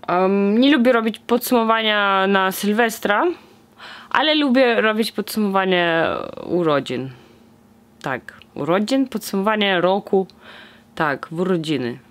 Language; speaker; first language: Polish; non-native, fluent; Russian